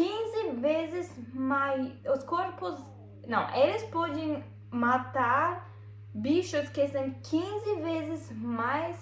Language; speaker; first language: Portuguese; non-native, learner; German